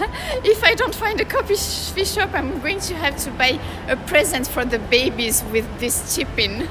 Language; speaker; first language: English; non-native, fluent; French